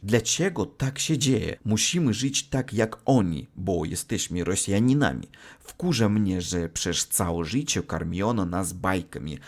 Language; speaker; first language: Polish; non-native, learner; Russian